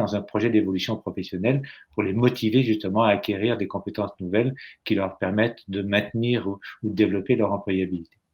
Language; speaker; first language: French; native; French